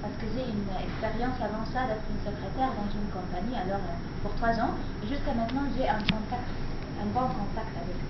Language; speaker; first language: French; non-native, learner; Arabic